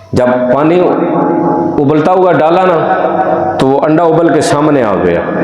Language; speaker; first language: Urdu; non-native, local second language; Punjabi